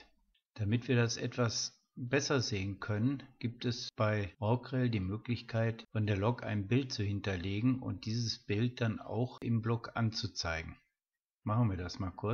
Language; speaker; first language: German; native; German